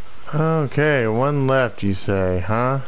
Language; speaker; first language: English; native; English